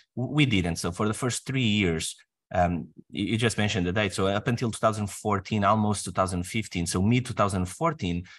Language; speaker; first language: English; non-native, fluent; Portuguese